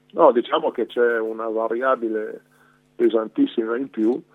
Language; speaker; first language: Italian; native; Italian